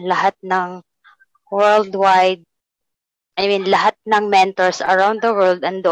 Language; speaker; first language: English; non-native, local second language; Cebuano